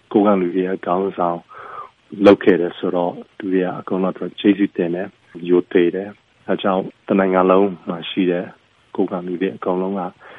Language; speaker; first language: Burmese; non-native, local second language; Chinese